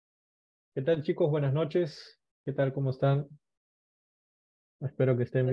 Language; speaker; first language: Spanish; native; Spanish